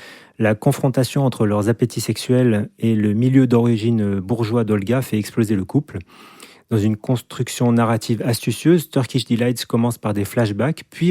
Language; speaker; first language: French; native; French